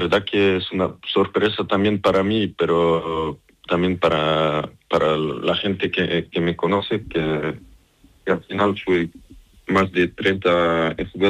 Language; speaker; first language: Spanish; non-native, fluent; French